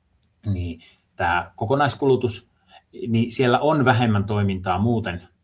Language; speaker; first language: Finnish; native; Finnish